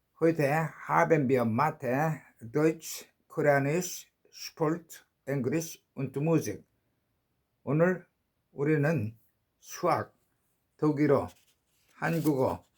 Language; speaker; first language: German; non-native, learner; Korean